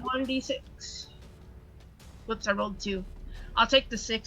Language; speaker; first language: English; native; English